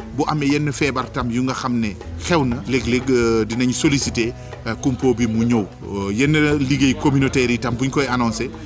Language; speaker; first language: Wolof; non-native, local second language; Jola-Fonyi